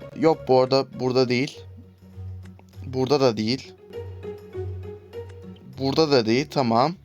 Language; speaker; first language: Turkish; native; Turkish